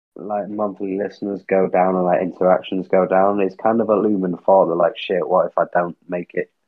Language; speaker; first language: English; native; English